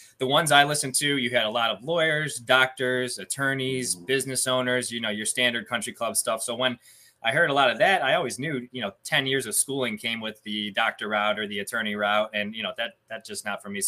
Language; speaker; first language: English; native; English